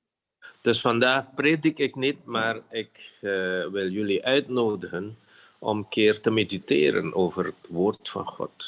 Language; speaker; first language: Dutch; non-native, fluent; Indonesian